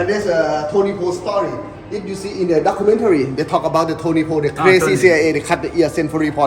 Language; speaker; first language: English; non-native, learner; Thai